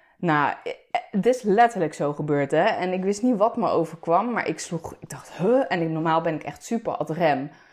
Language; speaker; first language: Dutch; early bilingual, other home language; Turkish